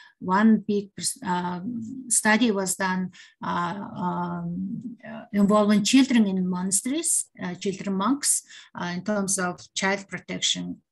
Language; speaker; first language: English; non-native, learner; Mongolian